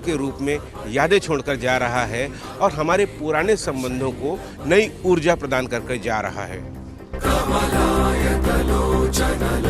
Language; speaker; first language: Hindi; native; Hindi